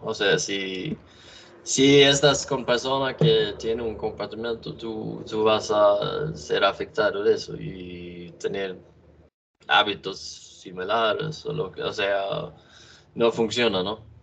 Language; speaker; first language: Spanish; non-native, learner; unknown